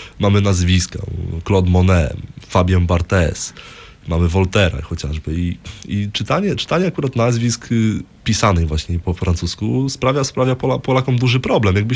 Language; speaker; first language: Polish; native; Polish